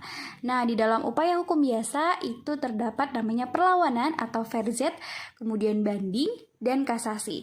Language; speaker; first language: Indonesian; native; Indonesian